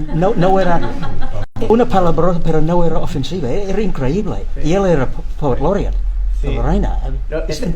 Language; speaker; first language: Spanish; non-native, learner; English